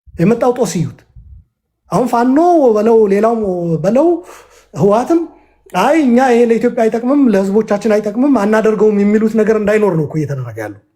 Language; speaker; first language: Amharic; non-native, local second language; Tigrinya